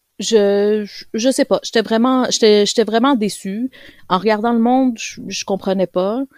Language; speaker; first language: French; early bilingual, other home language; Spanish